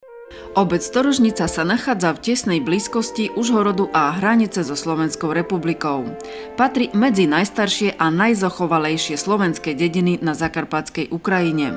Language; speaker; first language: Slovak; native; Slovak